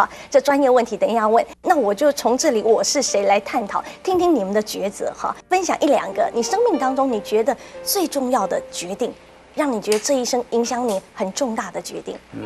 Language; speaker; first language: Chinese; native; Chinese